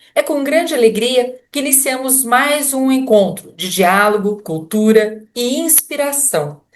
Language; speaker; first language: Portuguese; native; Portuguese